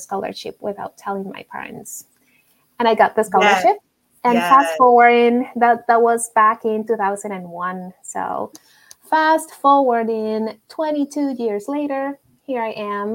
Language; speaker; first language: English; non-native, fluent; Spanish